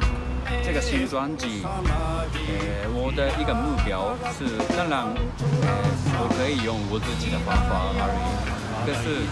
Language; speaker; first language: Chinese; non-native, learner; Japanese